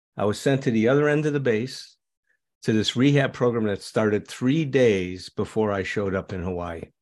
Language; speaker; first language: English; native; English